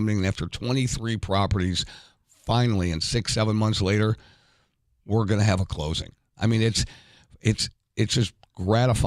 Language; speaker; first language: English; native; English